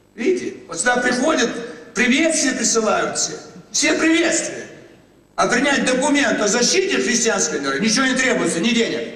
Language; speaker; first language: Russian; native; Russian